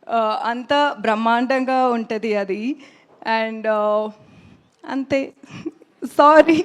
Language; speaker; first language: Telugu; non-native, learner; Tamil